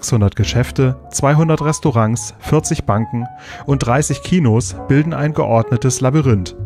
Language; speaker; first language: German; native; German